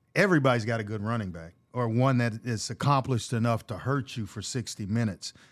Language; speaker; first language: English; native; English